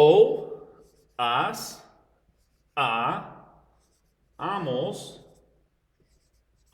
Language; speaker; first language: Spanish; non-native, fluent; English